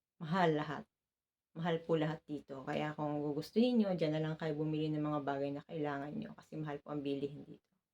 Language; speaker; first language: Filipino; native; Filipino